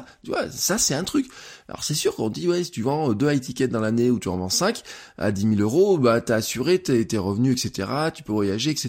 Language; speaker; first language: French; native; French